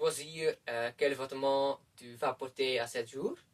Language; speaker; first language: French; non-native, learner; Dutch